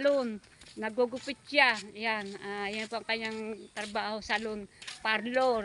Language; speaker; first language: Filipino; native; Filipino